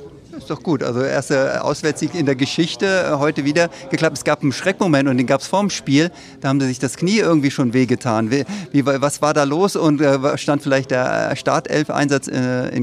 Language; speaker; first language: German; native; German